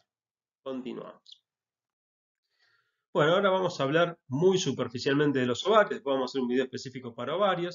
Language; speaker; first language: Spanish; native; Spanish